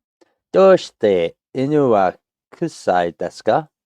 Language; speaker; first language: Japanese; non-native, learner; English